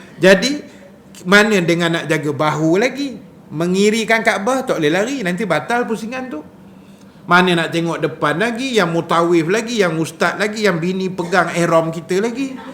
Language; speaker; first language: Malay; native; Malay